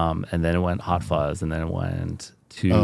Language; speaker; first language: English; native; English